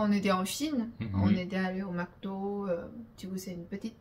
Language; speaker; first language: French; non-native, learner; Chinese